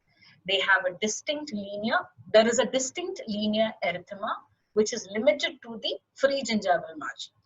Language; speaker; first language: English; non-native, local second language; Malayalam